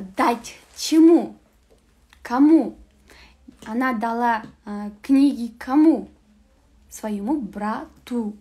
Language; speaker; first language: Russian; non-native, local second language; Kazakh